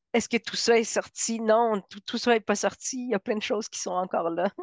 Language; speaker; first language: French; non-native, fluent; Spanish